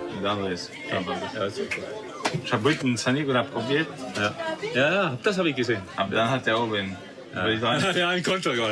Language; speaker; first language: German; non-native, fluent; Danish